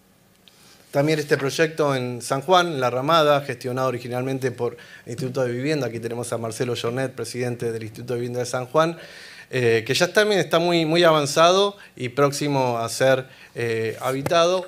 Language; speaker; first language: Spanish; native; Spanish